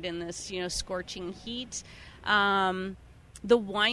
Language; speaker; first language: English; native; English